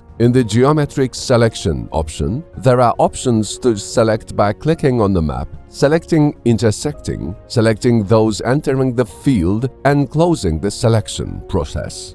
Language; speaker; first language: English; non-native, fluent; Turkish